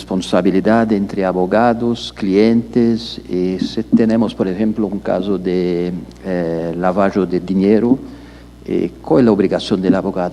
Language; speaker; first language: Spanish; non-native, learner; Portuguese